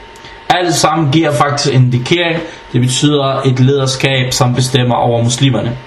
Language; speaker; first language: Danish; early bilingual, other home language; Arabic